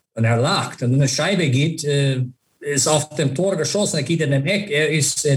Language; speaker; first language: German; non-native, fluent; English